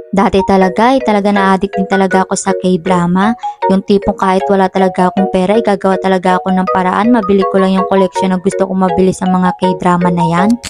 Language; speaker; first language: Filipino; native; Filipino